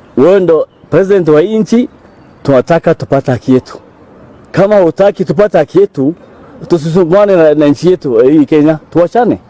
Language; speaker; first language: Swahili; non-native, local second language; Somali